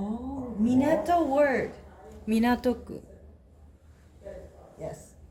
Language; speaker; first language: English; non-native, fluent; Japanese